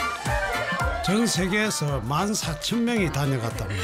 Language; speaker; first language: Korean; native; Korean